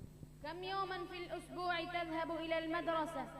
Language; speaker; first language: Arabic; non-native, learner; Pashto